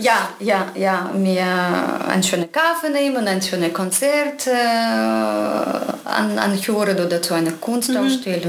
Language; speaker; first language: German; non-native, fluent; Russian